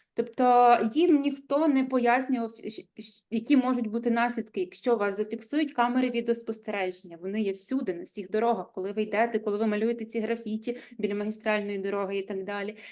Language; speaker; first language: Ukrainian; native; Ukrainian